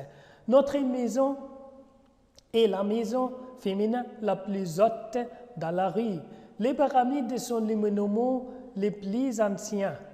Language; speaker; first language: French; non-native, fluent; Arabic